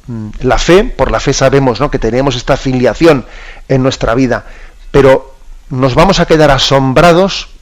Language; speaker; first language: Spanish; native; Spanish